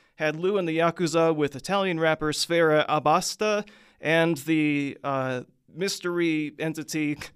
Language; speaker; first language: English; native; English